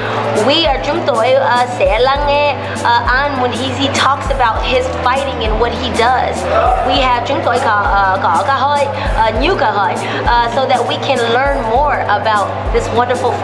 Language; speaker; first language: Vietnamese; non-native, learner; English